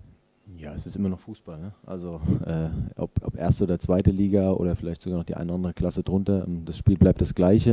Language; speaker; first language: German; native; German